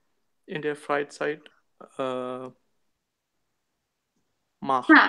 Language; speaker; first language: German; non-native, learner; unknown